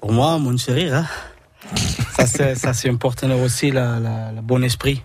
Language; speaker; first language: French; non-native, learner; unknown